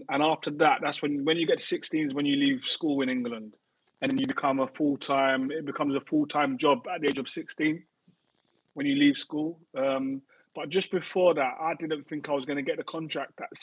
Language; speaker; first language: English; native; English